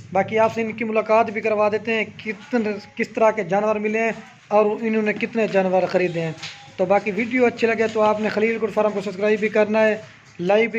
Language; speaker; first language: Hindi; non-native, local second language; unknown